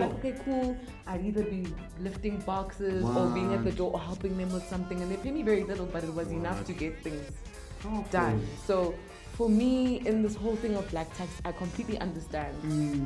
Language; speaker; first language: English; non-native, local second language; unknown